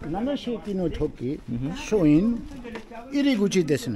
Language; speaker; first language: Japanese; non-native, learner; Hindi